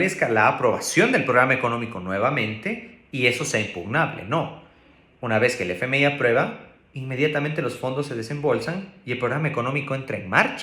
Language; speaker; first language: Spanish; native; Spanish